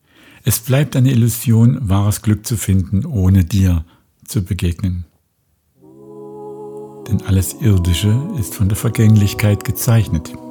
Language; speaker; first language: German; native; German